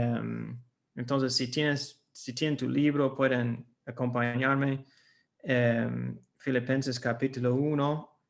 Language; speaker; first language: Spanish; non-native, fluent; English